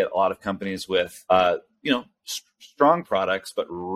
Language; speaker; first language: English; early bilingual, other home language; Spanish